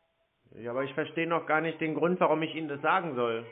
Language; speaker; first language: German; native; German